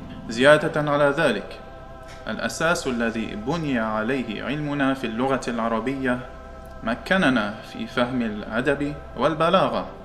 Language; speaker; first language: Arabic; non-native, learner; English